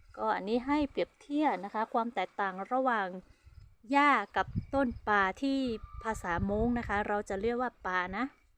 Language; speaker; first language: Thai; non-native, local second language; Hmong